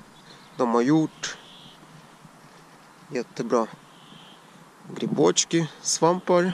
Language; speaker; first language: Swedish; non-native, fluent; Russian